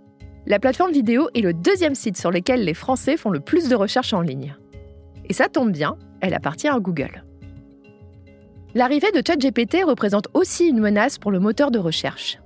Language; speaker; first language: French; native; French